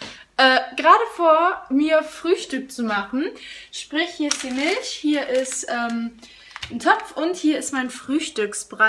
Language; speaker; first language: German; native; German